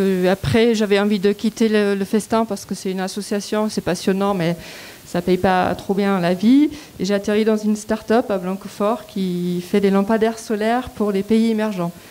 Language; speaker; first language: French; non-native, fluent; German